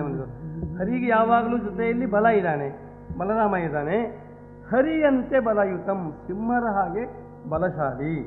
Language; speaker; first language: Kannada; native; Kannada